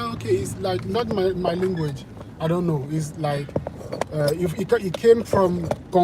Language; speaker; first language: English; non-native, fluent; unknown